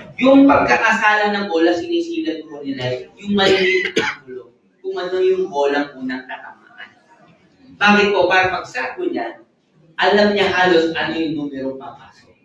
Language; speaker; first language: Filipino; native; Filipino